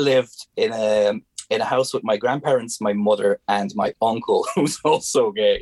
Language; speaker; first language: English; non-native, fluent; Hungarian